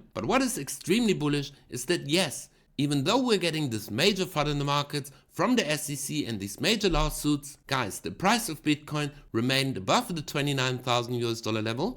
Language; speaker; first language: English; non-native, fluent; German